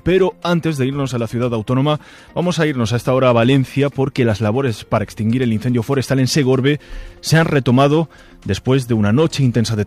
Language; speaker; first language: Spanish; native; Spanish